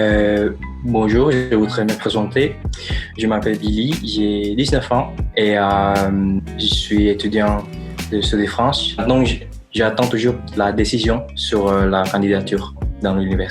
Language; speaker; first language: French; non-native, learner; Indonesian